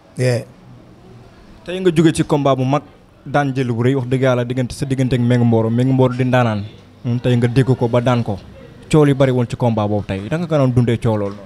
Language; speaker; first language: Wolof; native; Wolof